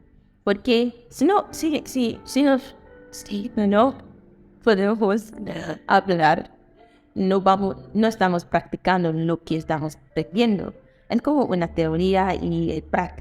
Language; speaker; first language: Spanish; non-native, fluent; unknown